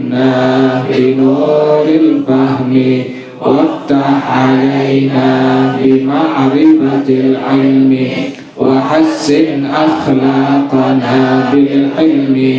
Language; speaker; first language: Arabic; non-native, fluent; Indonesian